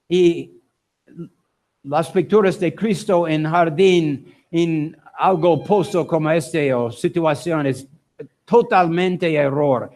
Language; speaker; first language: Spanish; non-native, learner; English